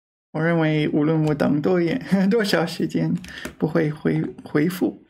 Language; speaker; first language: Chinese; non-native, learner; English